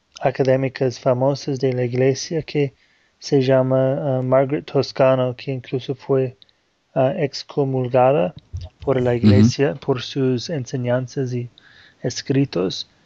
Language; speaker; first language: Spanish; non-native, fluent; Portuguese